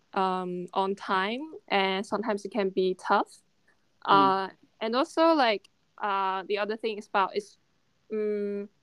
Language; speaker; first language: English; non-native, fluent; Chinese